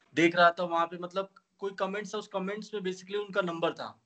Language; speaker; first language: Hindi; native; Hindi